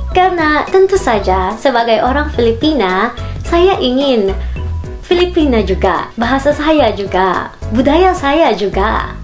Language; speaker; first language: Indonesian; non-native, fluent; Filipino